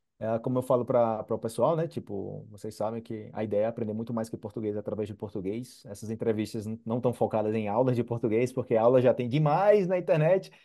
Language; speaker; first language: Portuguese; native; Portuguese